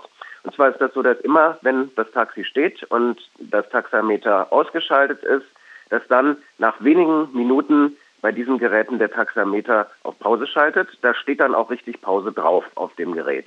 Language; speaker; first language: German; native; German